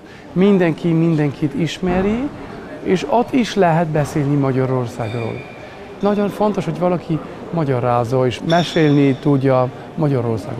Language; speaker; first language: Hungarian; non-native, learner; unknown